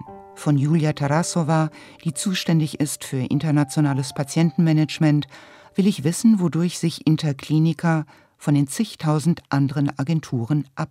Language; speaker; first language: German; native; German